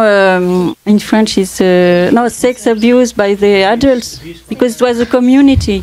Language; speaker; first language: English; non-native, fluent; French